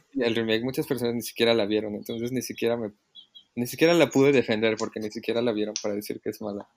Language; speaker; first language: Spanish; native; Spanish